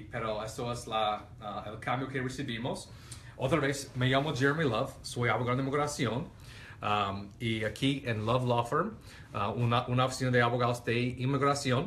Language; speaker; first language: Spanish; non-native, fluent; English